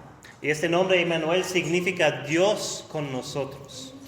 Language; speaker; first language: Spanish; non-native, fluent; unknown